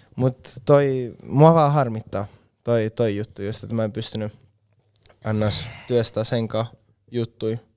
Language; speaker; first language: Finnish; non-native, fluent; Spanish